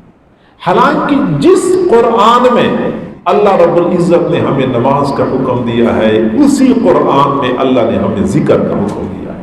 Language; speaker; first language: Urdu; native; Urdu